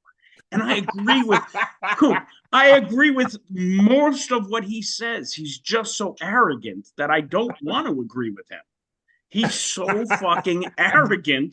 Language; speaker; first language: English; native; English